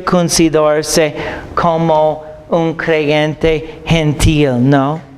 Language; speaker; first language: Spanish; non-native, fluent; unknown